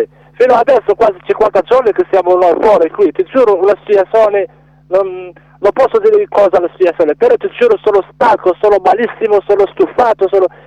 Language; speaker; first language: Italian; non-native, learner; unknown